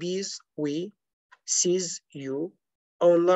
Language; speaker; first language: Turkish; non-native, fluent; Arabic